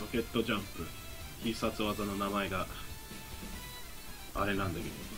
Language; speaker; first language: Japanese; non-native, fluent; English